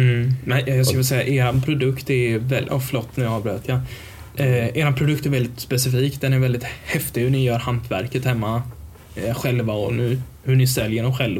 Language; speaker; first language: Swedish; native; Swedish